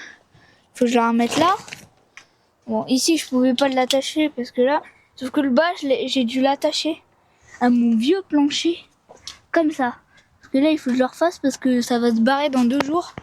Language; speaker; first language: French; native; French